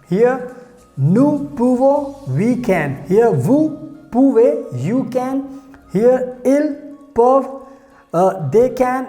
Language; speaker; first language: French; non-native, fluent; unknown